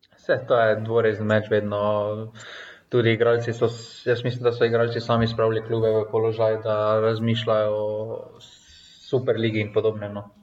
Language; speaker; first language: Slovenian; native; Slovenian